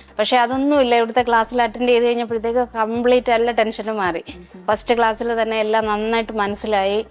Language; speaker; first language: Malayalam; native; Malayalam